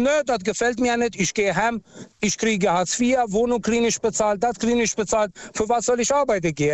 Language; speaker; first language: German; non-native, local second language; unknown